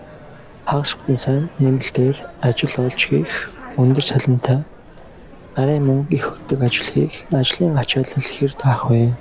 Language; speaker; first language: Mongolian; native; Mongolian